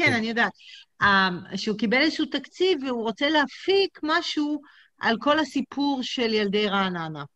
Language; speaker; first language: Hebrew; native; Hebrew